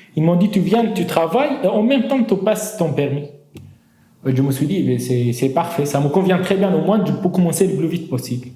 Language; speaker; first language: French; non-native, fluent; Arabic